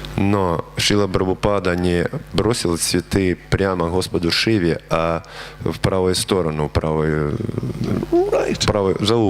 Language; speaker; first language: Russian; native; Russian